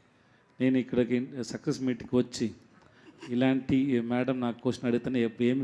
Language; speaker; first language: Telugu; non-native, learner; Tamil